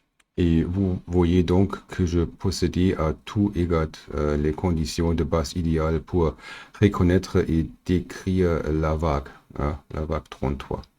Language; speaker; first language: French; non-native, fluent; German